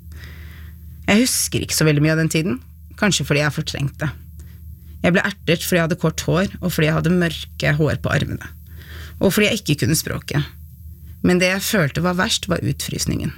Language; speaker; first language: Norwegian; early bilingual, other home language; Arabic